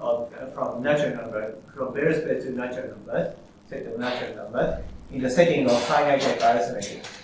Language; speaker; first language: English; non-native, fluent; Japanese